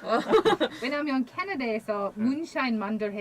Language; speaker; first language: Korean; non-native, learner; English